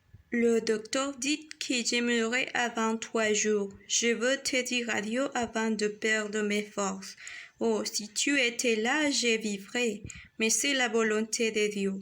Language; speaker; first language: French; non-native, learner; Spanish